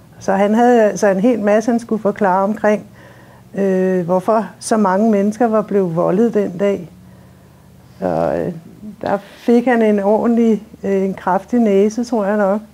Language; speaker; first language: Danish; native; Danish